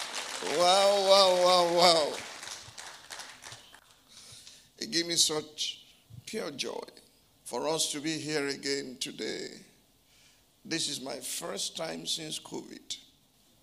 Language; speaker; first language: English; non-native, local second language; Yoruba